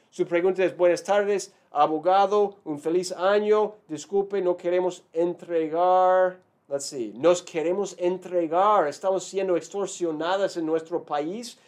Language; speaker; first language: Spanish; non-native, fluent; English